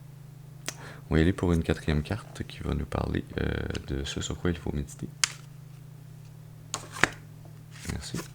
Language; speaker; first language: French; native; French